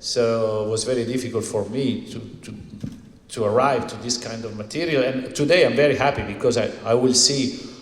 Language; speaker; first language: English; non-native, fluent; Italian